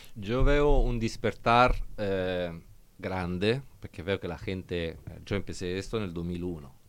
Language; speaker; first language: Spanish; non-native, learner; Italian